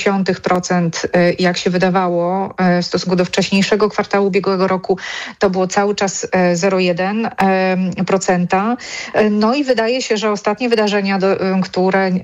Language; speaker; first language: Polish; native; Polish